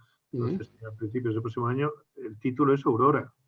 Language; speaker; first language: Spanish; native; Spanish